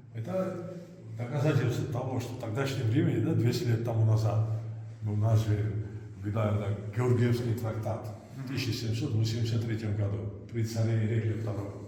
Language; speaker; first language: Russian; non-native, fluent; Georgian